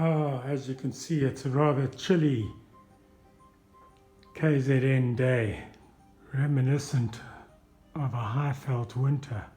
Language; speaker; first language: English; native; English